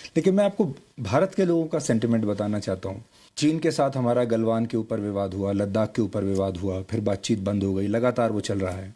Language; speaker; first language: Hindi; native; Hindi